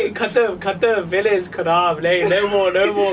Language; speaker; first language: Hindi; non-native, learner; English